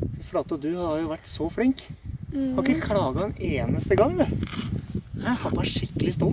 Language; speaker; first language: Norwegian; native; Norwegian